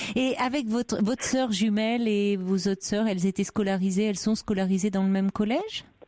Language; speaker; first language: French; native; French